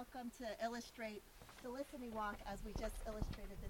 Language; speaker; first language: English; native; English